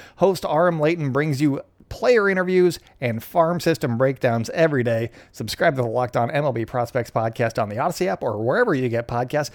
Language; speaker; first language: English; native; English